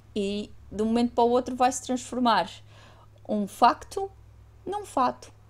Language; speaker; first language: Portuguese; native; Portuguese